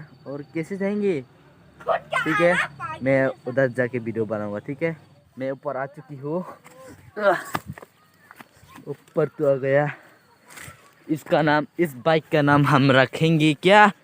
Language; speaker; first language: Hindi; non-native, local second language; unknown